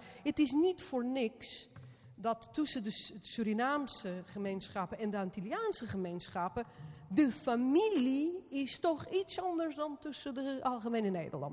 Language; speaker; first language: Dutch; non-native, fluent; Portuguese